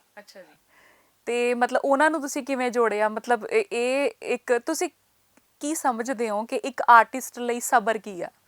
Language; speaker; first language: Punjabi; native; Punjabi